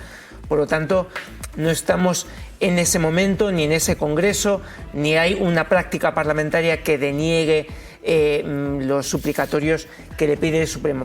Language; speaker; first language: Spanish; native; Spanish